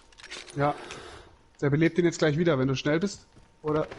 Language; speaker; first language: German; native; German